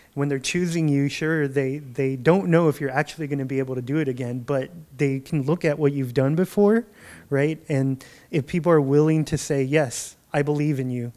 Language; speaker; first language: English; native; English